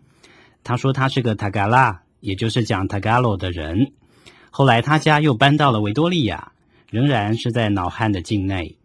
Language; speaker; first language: Chinese; native; Chinese